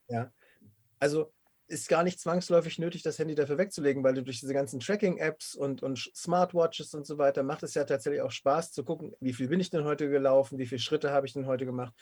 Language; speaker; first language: German; native; German